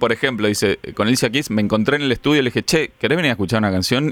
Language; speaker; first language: Spanish; native; Spanish